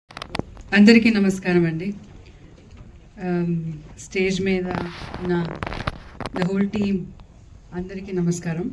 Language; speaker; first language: Telugu; non-native, learner; Kannada